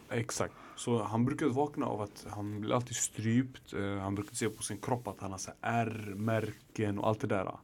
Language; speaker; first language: Swedish; early bilingual, other home language; Arabic